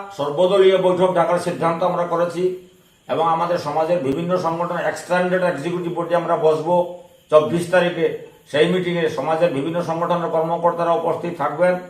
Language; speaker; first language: Bangla; non-native, local second language; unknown